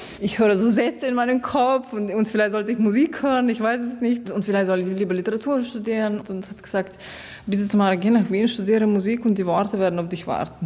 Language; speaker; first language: German; non-native, fluent; Slovenian